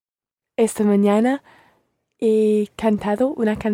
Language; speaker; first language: Spanish; non-native, learner; English